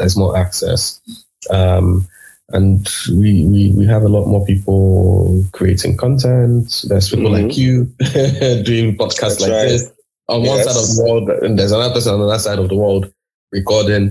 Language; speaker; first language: English; non-native, local second language; Igbo